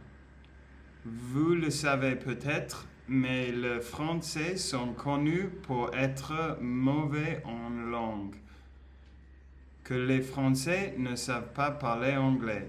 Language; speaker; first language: French; non-native, learner; Spanish